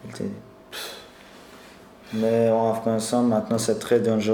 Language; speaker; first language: French; non-native, learner; Persian